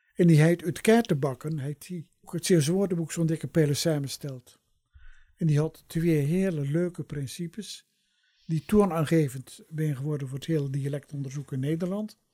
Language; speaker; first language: Dutch; native; Dutch